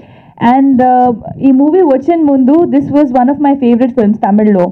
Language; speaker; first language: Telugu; non-native, fluent; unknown